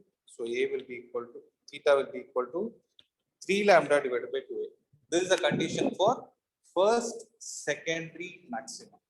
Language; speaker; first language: English; non-native, local second language; Tamil